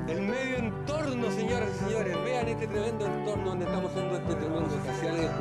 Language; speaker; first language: Spanish; native; Spanish